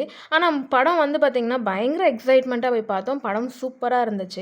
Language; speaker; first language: Tamil; native; Tamil